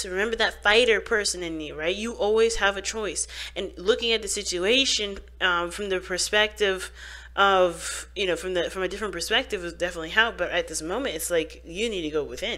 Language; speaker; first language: English; native; English